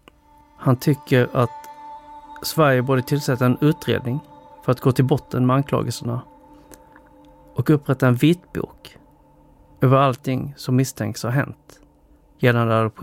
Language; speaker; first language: Swedish; early bilingual, other home language; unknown